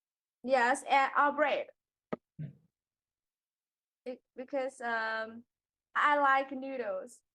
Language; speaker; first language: English; non-native, learner; Vietnamese